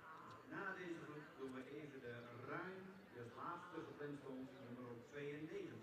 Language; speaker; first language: Dutch; native; Dutch